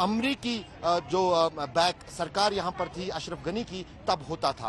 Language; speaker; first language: Hindi; native; Hindi